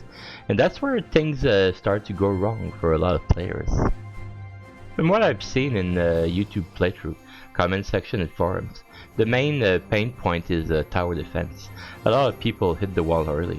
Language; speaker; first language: English; native; English